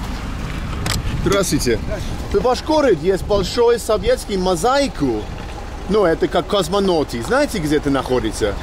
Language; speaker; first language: Russian; non-native, learner; English